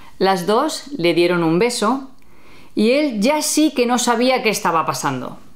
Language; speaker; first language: Spanish; native; Spanish